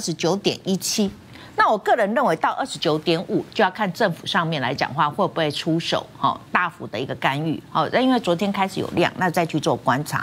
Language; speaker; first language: Chinese; native; Chinese